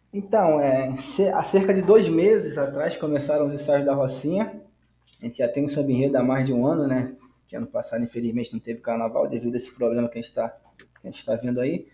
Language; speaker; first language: Portuguese; native; Portuguese